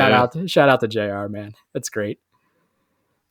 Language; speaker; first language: English; native; English